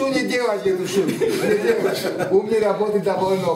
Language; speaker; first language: Russian; non-native, learner; Polish